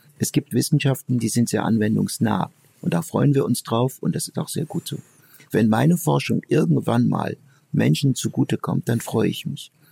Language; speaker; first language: German; early bilingual, other home language; Turkish